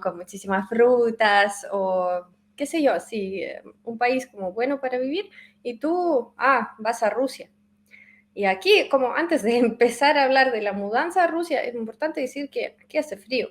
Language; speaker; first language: Spanish; non-native, fluent; Russian